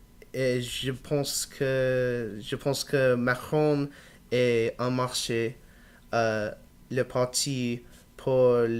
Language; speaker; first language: French; non-native, learner; English